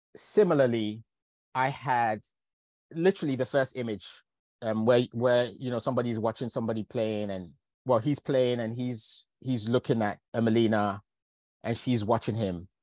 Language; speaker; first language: English; native; English